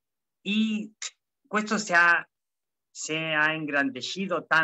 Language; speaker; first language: Italian; non-native, fluent; Spanish